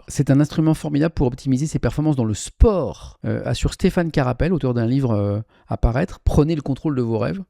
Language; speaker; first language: French; native; French